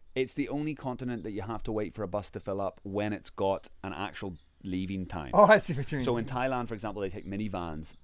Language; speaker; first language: English; native; English